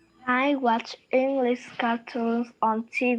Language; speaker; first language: English; non-native, learner; Vietnamese